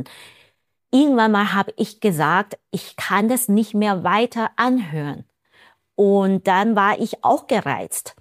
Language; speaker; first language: German; non-native, fluent; Chinese